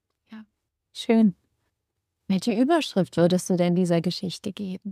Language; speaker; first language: German; native; German